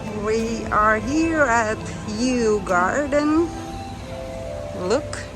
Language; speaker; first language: English; non-native, local second language; Filipino